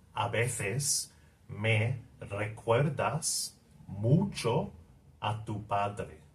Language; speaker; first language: Spanish; non-native, fluent; English